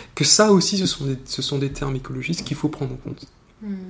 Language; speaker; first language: French; native; French